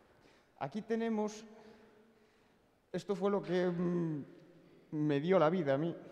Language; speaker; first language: Spanish; native; Spanish